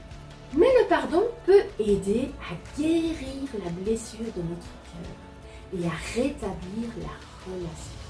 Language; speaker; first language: French; native; French